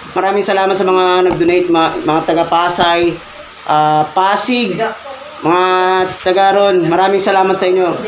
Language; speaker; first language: Filipino; native; Filipino